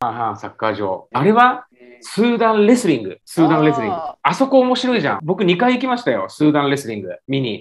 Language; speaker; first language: Japanese; native; Japanese